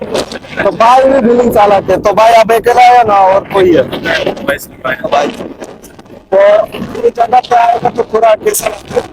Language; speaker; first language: Hindi; non-native, learner; Bangla